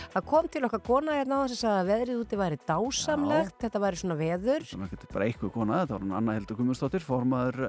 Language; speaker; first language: Icelandic; non-native, fluent; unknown